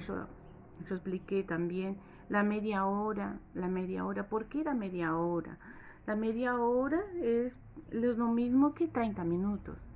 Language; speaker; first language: Spanish; non-native, fluent; Portuguese